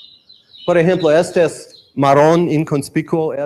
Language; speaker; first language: Spanish; non-native, learner; English